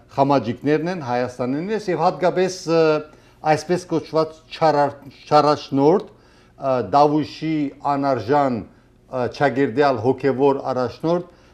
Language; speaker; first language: Armenian; early bilingual, heritage; Armenian